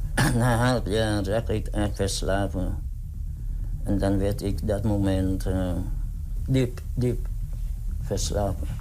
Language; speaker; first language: Dutch; non-native, learner; Vietnamese